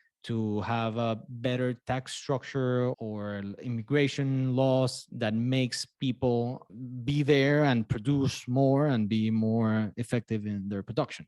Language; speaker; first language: English; non-native, fluent; Spanish